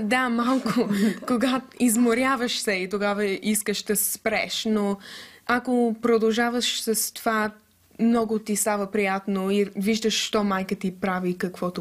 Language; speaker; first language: Bulgarian; early bilingual, heritage; English